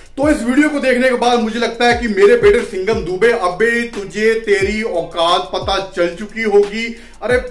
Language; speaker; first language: Hindi; non-native, local second language; Punjabi